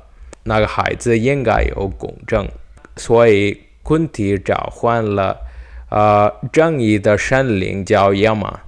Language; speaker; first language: Chinese; non-native, learner; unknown